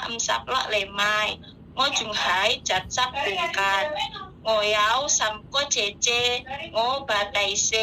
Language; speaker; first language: Cantonese; non-native, learner; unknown